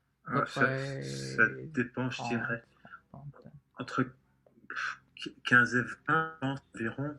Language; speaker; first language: French; native; French